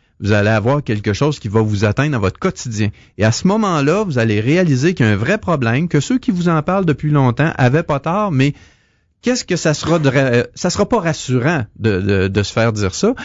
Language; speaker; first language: French; native; French